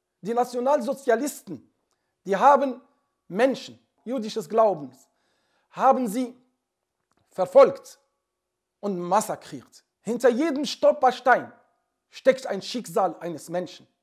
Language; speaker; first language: German; non-native, fluent; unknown